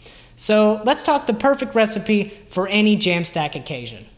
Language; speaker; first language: English; native; English